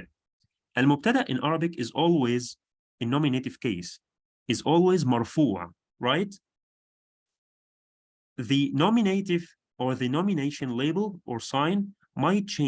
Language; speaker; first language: English; non-native, fluent; Arabic